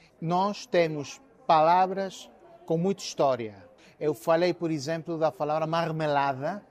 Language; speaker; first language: Portuguese; early bilingual, heritage; Portuguese